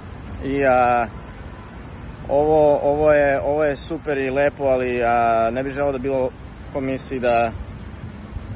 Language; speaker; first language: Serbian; early bilingual, heritage; Serbian